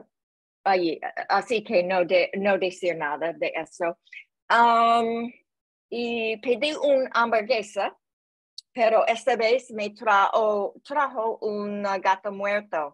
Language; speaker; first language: Spanish; non-native, learner; English